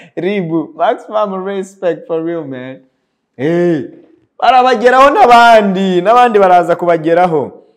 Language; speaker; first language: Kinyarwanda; early bilingual, heritage; Kinyarwanda